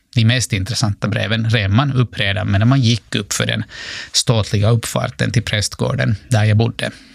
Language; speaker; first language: Swedish; native; Swedish